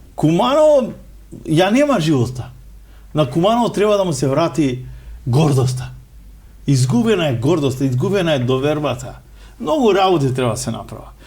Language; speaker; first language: Macedonian; non-native, local second language; Romany